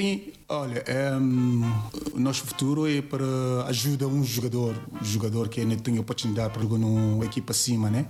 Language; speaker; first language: Portuguese; non-native, learner; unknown